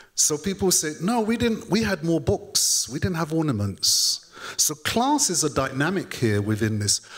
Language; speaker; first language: English; native; English